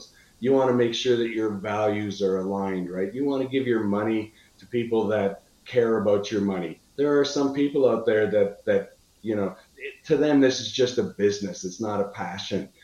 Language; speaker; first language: English; native; English